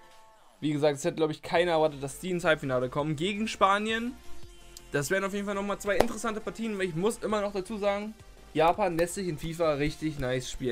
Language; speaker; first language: German; native; German